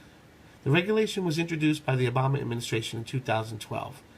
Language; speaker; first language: English; native; English